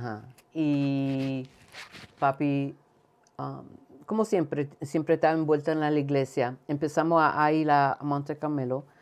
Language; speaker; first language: Spanish; early bilingual, heritage; Spanish